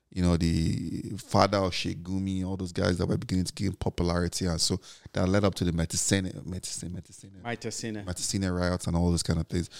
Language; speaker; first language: English; non-native, local second language; Igbo